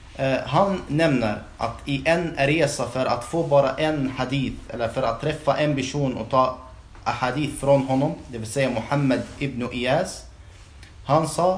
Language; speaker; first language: Swedish; non-native, fluent; Arabic